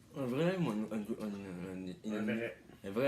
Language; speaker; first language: French; native; French